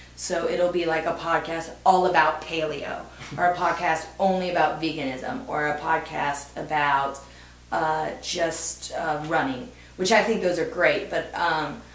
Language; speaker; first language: English; native; English